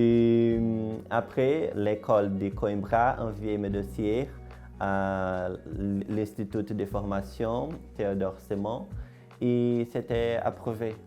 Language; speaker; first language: French; non-native, learner; Portuguese